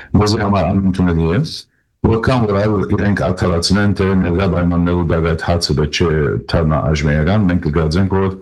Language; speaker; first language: Armenian; early bilingual, heritage; Armenian